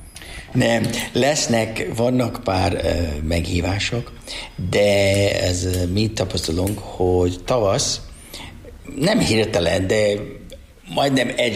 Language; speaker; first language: Hungarian; non-native, learner; English